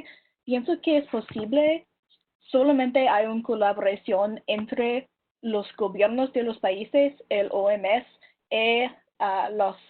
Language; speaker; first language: Spanish; non-native, learner; English